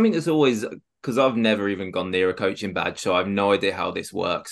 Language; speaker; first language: English; native; English